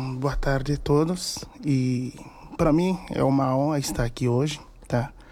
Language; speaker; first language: Portuguese; non-native, fluent; Haitian Creole